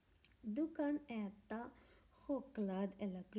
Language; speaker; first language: Swedish; non-native, learner; Hindi